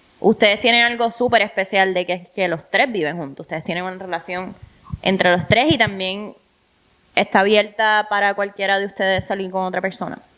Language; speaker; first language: Spanish; native; Spanish